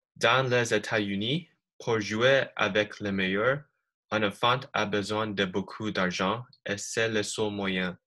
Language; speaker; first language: French; non-native, learner; English